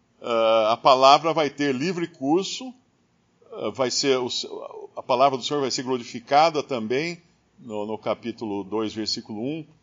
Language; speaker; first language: Portuguese; native; Portuguese